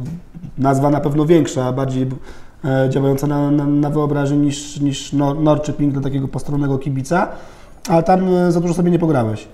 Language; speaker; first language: Polish; native; Polish